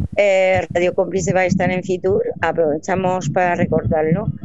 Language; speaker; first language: Spanish; non-native, fluent; French